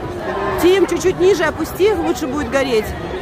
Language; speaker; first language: Russian; native; Russian